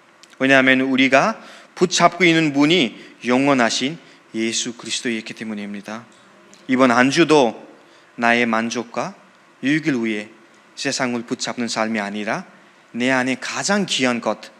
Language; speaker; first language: Korean; non-native, fluent; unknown